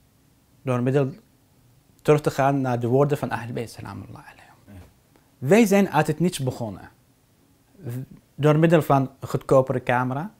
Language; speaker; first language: Dutch; non-native, fluent; Arabic